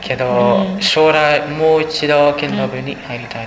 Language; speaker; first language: Japanese; non-native, learner; English